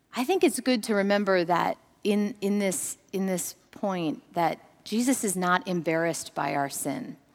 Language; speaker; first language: English; native; English